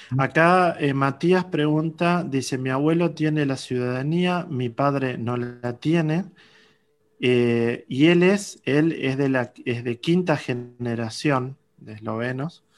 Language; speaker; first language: Spanish; native; Spanish